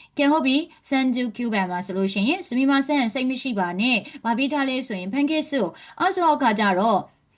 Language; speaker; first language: Burmese; native; Burmese